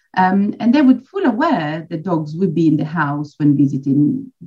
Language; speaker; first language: English; non-native, fluent; Italian